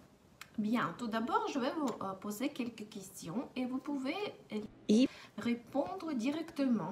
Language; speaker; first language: French; non-native, fluent; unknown